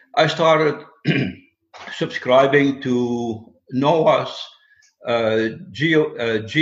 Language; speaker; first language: English; non-native, fluent; Dutch